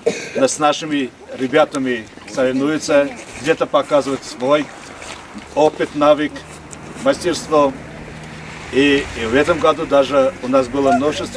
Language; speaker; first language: Russian; non-native, fluent; Armenian